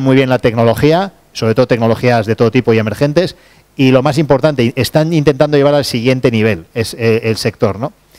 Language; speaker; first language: Spanish; native; Spanish